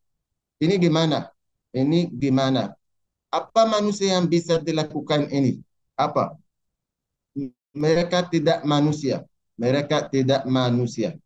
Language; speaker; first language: Indonesian; non-native, learner; Arabic